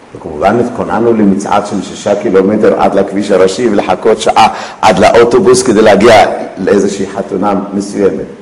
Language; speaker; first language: Hebrew; early bilingual, other home language; Arabic